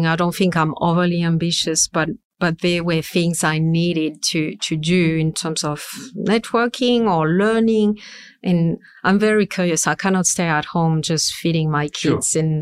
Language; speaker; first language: English; non-native, fluent; French